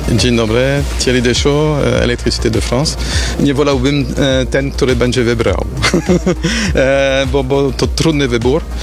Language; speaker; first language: Polish; non-native, fluent; French